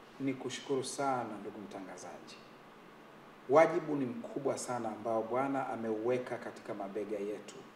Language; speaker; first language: Swahili; native; Swahili